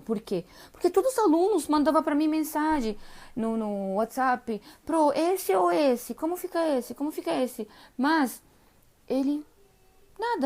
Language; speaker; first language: Portuguese; non-native, fluent; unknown